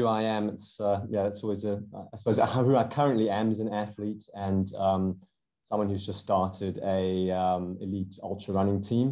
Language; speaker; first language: English; native; English